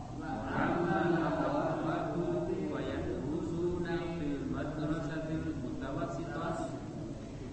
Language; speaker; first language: Arabic; non-native, learner; Indonesian